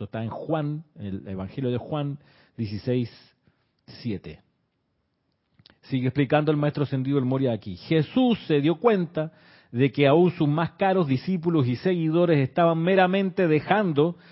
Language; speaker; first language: Spanish; native; Spanish